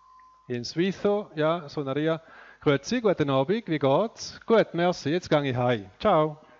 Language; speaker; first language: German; native; German